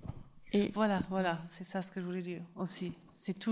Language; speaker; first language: French; non-native, fluent; German